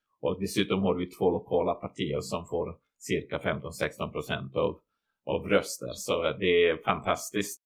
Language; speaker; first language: Swedish; non-native, fluent; Croatian